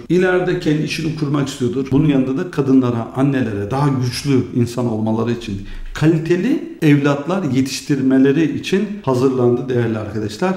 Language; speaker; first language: Turkish; early bilingual, heritage; Turkish